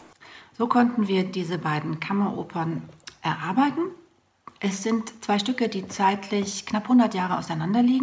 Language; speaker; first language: German; native; German